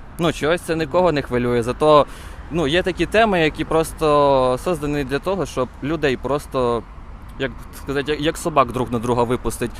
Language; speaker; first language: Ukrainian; non-native, local second language; Russian